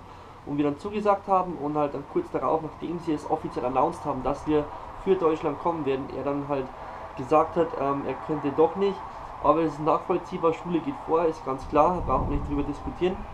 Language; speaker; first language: German; native; German